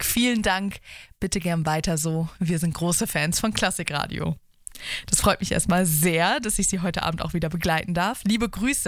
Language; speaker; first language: German; native; German